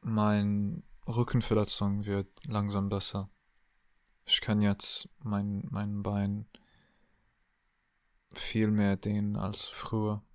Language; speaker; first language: German; non-native, learner; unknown